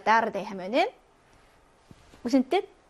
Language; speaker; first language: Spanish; non-native, fluent; Korean